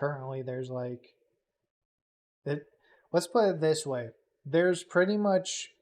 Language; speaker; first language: English; native; English